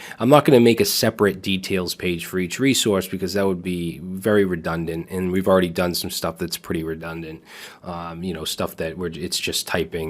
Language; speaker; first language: English; native; English